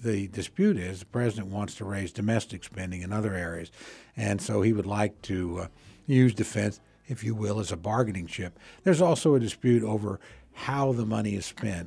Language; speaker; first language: English; native; English